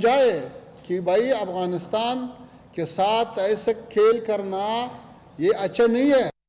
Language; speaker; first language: Hindi; non-native, learner; Pashto